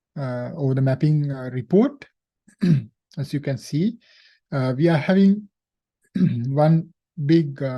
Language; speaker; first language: English; non-native, local second language; Sinhala